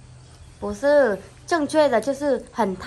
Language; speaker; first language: Chinese; non-native, fluent; Vietnamese